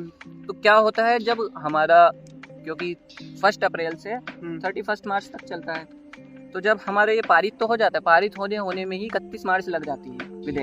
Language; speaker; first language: Hindi; native; Hindi